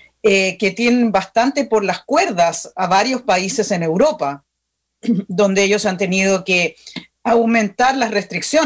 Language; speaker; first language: Spanish; native; Spanish